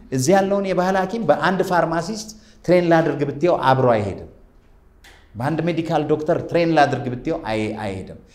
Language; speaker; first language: Amharic; native; Amharic